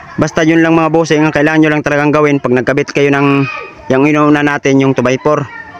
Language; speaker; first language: Filipino; non-native, local second language; Cebuano